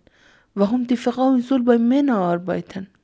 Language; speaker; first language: German; non-native, learner; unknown